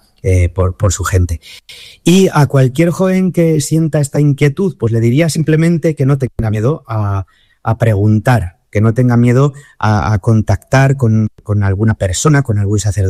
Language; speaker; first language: Spanish; native; Spanish